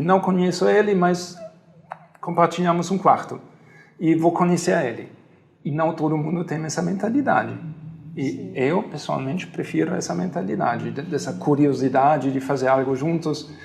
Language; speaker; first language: Portuguese; non-native, fluent; German